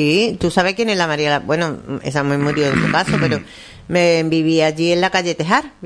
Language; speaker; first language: Spanish; native; Spanish